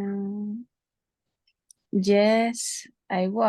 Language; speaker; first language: English; non-native, learner; Spanish